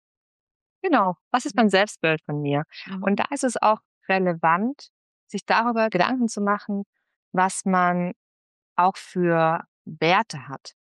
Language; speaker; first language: German; native; German